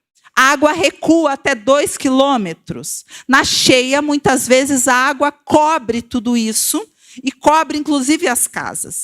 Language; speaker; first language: Portuguese; native; Portuguese